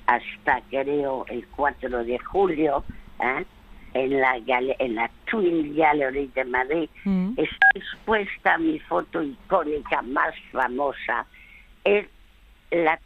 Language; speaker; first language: Spanish; early bilingual, other home language; French